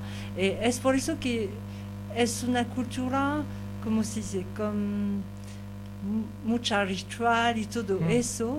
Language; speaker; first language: Spanish; non-native, learner; French